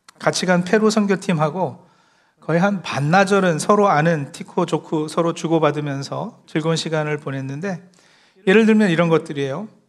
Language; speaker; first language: Korean; early bilingual, heritage; Korean